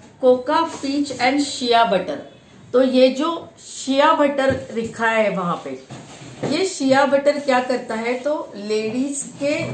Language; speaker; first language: Hindi; non-native, local second language; Marathi